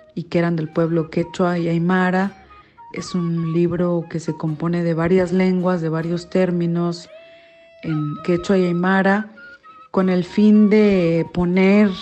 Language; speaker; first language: Spanish; native; Spanish